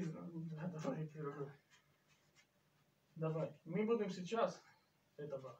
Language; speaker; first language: Russian; non-native, learner; Turkish